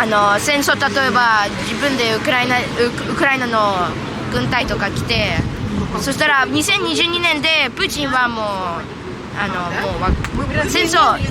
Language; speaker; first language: Japanese; non-native, learner; Russian